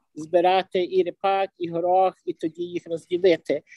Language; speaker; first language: Ukrainian; early bilingual, other home language; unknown